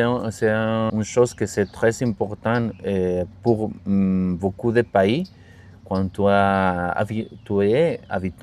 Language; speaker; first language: French; non-native, learner; Spanish